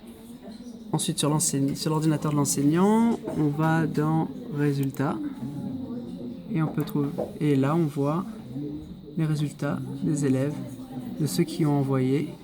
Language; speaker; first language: French; native; French